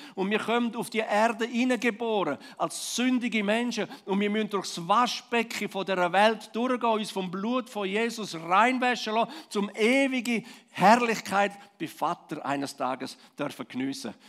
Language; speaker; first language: German; non-native, local second language; Romansh